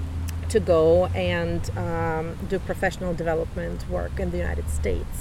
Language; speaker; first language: English; non-native, fluent; Russian